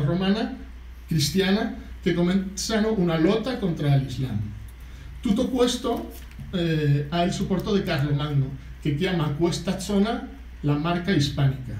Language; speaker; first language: Italian; non-native, fluent; Catalan